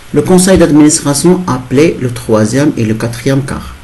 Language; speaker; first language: French; non-native, local second language; Arabic